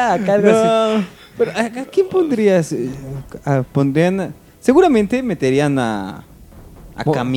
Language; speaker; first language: Spanish; native; Spanish